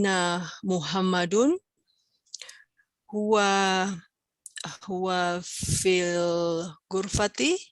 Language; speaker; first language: Arabic; non-native, learner; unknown